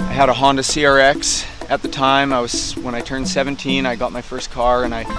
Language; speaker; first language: English; native; English